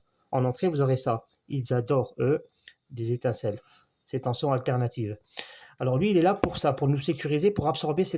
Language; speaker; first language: French; native; French